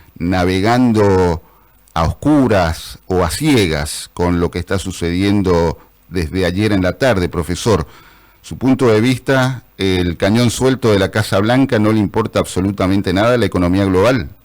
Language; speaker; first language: Spanish; native; Spanish